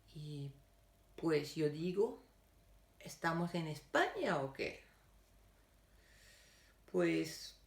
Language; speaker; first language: Spanish; non-native, fluent; Danish